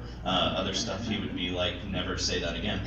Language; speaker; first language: English; native; English